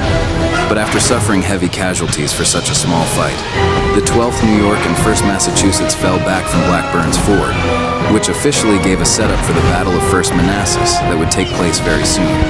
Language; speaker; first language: English; native; English